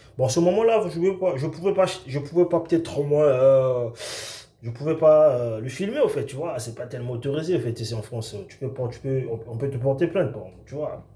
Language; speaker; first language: French; non-native, local second language; Lingala